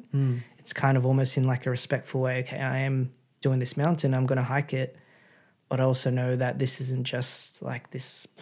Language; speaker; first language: English; native; English